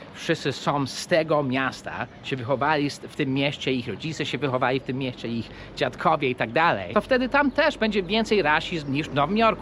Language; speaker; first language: Polish; early bilingual, heritage; English